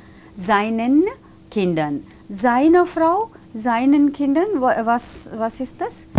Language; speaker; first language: German; non-native, fluent; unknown